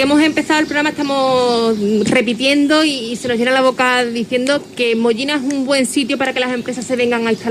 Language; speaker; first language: Spanish; native; Spanish